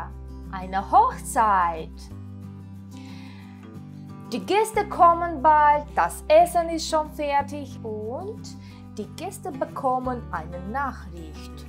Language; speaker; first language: German; non-native, fluent; Russian